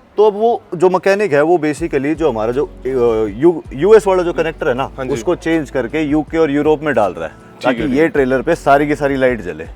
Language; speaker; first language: Hindi; native; Hindi